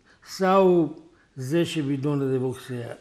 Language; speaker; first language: Romanian; non-native, learner; Italian